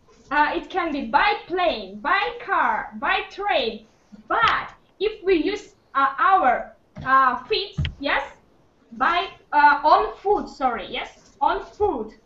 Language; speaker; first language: English; non-native, learner; Russian